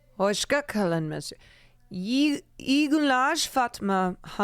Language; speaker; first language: Turkish; non-native, learner; English